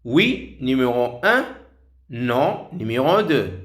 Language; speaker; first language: French; non-native, local second language; Arabic